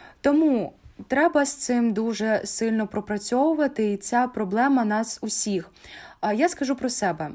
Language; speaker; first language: Ukrainian; native; Ukrainian